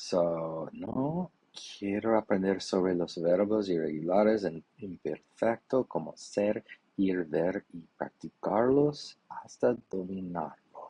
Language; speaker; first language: Spanish; non-native, learner; English